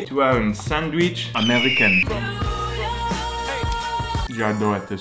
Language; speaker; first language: French; non-native, learner; English